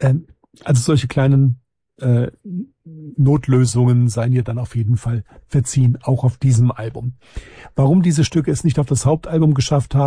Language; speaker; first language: German; native; German